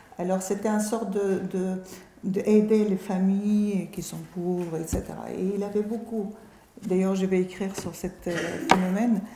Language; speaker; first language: French; non-native, fluent; Arabic